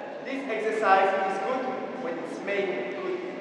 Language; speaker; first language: English; non-native, learner; Spanish